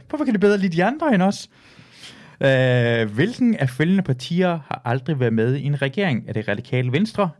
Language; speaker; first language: Danish; early bilingual, other home language; Persian